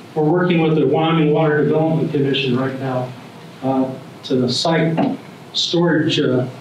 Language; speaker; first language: English; native; English